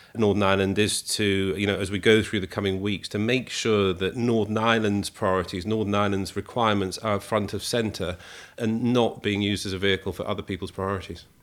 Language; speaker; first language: English; native; English